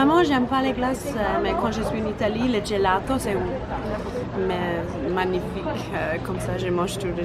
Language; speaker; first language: French; non-native, learner; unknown